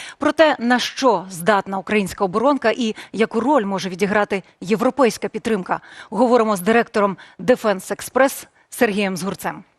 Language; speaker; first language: Ukrainian; native; Ukrainian